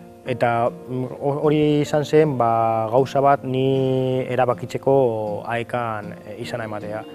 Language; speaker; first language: Basque; non-native, local second language; Spanish